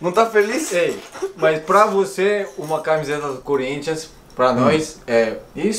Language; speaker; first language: Portuguese; non-native, learner; Korean